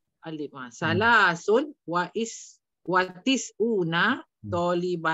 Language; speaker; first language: Arabic; non-native, learner; Malay